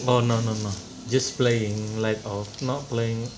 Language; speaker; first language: English; non-native, fluent; Indonesian